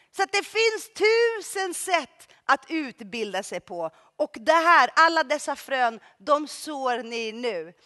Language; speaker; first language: Swedish; early bilingual, other home language; Greek